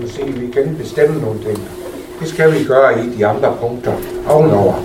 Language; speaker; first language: Danish; native; Danish